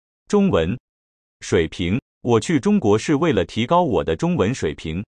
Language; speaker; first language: Chinese; non-native, learner; Japanese